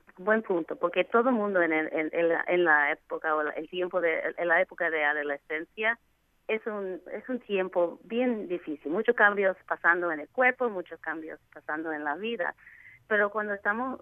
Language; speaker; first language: Spanish; non-native, fluent; English